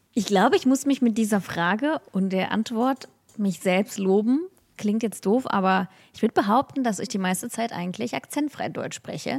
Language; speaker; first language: German; early bilingual, other home language; Russian